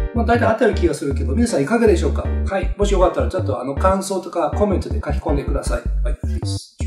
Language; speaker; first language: Japanese; non-native, fluent; English